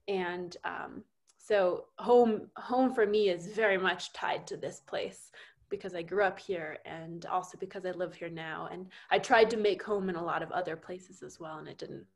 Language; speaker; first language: English; native; English